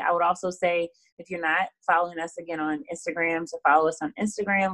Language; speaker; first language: English; native; English